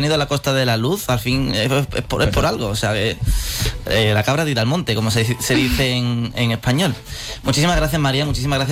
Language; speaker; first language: Spanish; native; Spanish